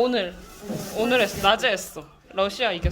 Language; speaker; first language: Korean; native; Korean